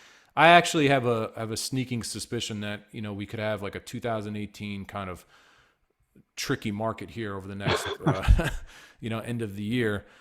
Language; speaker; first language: English; native; English